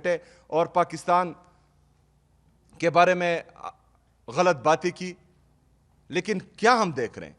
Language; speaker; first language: Urdu; non-native, local second language; Pashto